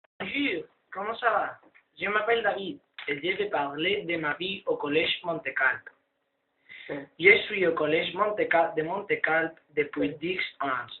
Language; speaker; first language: French; non-native, learner; Spanish